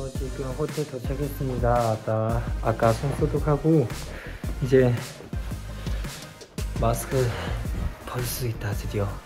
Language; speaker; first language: Korean; non-native, fluent; Chinese